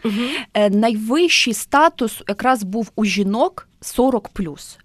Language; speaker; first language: Ukrainian; native; Ukrainian